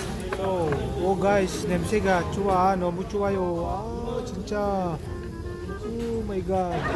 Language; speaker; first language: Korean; non-native, learner; Filipino